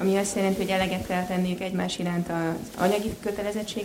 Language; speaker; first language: Hungarian; native; Hungarian